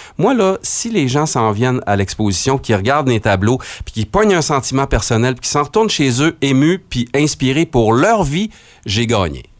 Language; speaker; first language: French; native; French